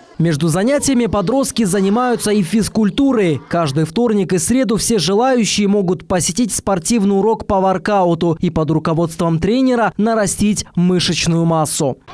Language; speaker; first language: Russian; native; Russian